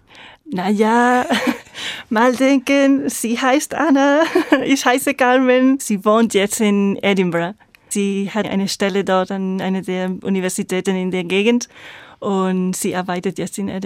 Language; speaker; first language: German; non-native, fluent; Spanish